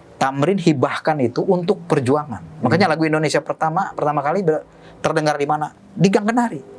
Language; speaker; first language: Indonesian; native; Indonesian